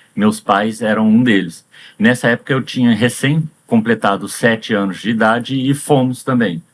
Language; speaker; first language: Portuguese; early bilingual, heritage; Portuguese